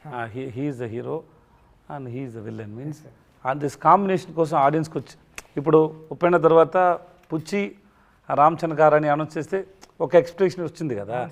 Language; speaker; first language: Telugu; non-native, learner; Tamil